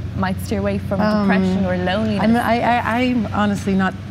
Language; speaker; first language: English; native; English